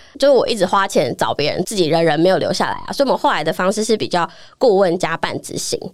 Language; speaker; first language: Chinese; native; Chinese